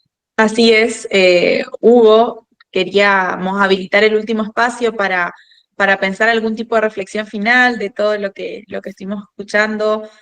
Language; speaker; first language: Spanish; native; Spanish